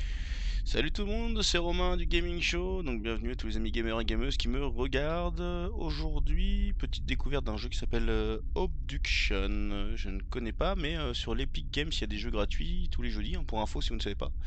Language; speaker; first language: French; native; French